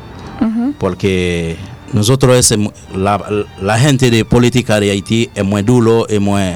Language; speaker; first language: Spanish; non-native, learner; Haitian Creole